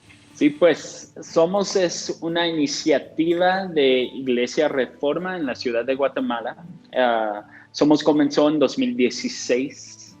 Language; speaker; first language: Spanish; non-native, fluent; English